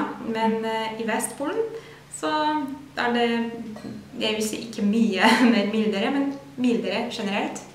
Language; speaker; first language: Norwegian; non-native, fluent; Polish